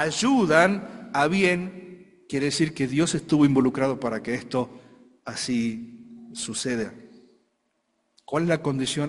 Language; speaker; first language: Spanish; native; Spanish